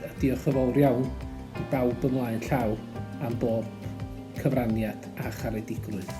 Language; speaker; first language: Welsh; native; Welsh